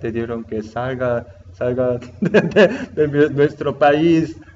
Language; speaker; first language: Spanish; non-native, learner; Korean